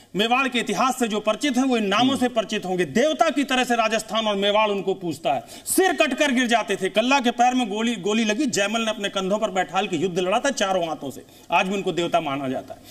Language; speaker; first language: Hindi; native; Hindi